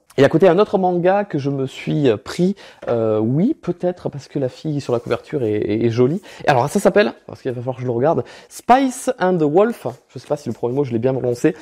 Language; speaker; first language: French; native; French